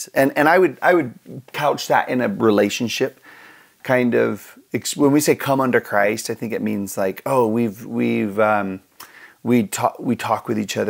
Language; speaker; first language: English; native; English